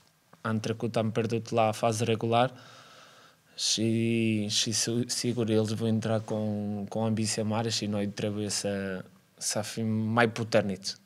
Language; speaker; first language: Romanian; non-native, learner; Portuguese